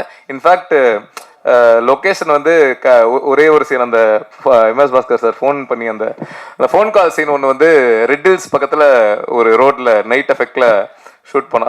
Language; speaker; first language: Tamil; native; Tamil